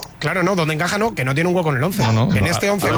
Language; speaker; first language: Spanish; native; Spanish